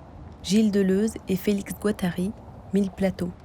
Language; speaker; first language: French; native; French